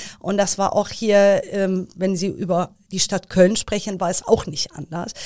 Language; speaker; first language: German; early bilingual, other home language; Persian